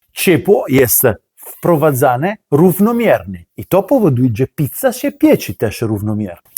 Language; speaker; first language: Polish; non-native, learner; Italian